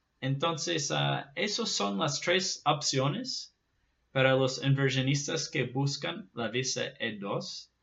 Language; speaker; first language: Spanish; non-native, fluent; Portuguese